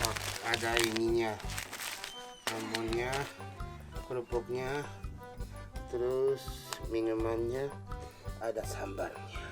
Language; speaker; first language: Indonesian; non-native, fluent; Japanese